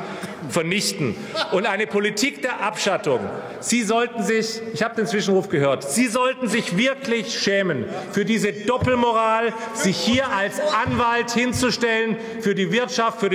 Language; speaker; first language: German; native; German